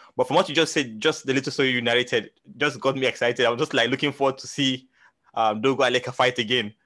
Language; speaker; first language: English; non-native, local second language; Hausa